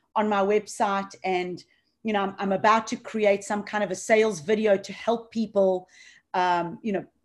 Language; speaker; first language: English; native; English